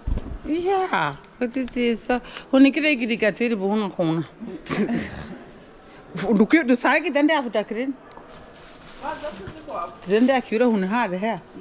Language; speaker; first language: Danish; non-native, learner; Swahili